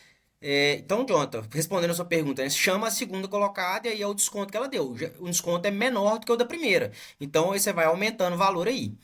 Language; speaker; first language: Portuguese; native; Portuguese